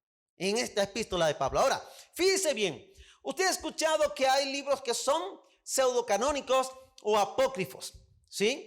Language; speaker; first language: Spanish; native; Spanish